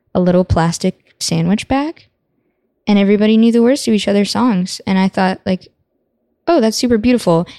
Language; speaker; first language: English; native; English